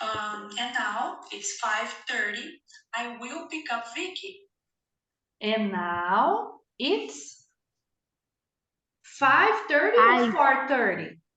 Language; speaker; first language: English; non-native, fluent; Portuguese